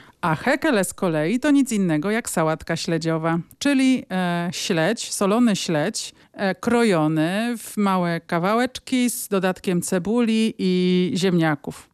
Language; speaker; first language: Polish; native; Polish